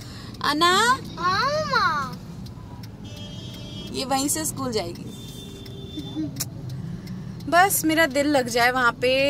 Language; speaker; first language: Hindi; native; Hindi